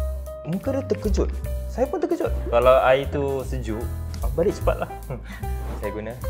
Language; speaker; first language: Malay; native; Malay